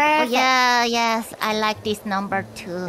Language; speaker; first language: English; non-native, learner; Korean